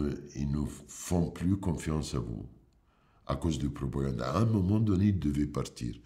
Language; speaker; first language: French; non-native, fluent; Arabic